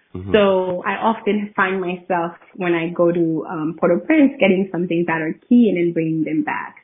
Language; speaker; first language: English; early bilingual, other home language; Haitian Creole